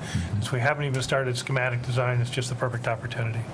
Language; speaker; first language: English; native; English